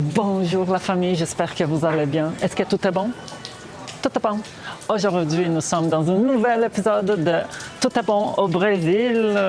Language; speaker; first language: French; early bilingual, heritage; Portuguese